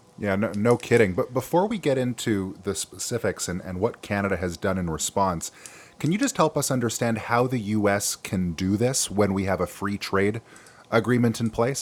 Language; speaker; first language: English; native; English